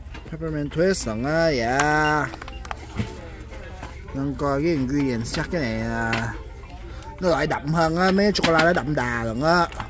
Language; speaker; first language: Vietnamese; early bilingual, heritage; Vietnamese